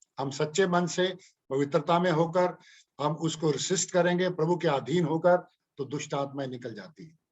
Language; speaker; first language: Hindi; non-native, local second language; Punjabi